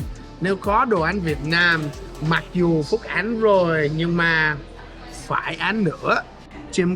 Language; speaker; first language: Vietnamese; non-native, learner; English